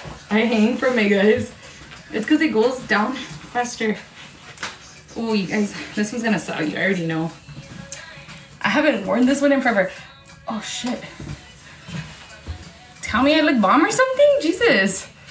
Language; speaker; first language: English; early bilingual, other home language; Spanish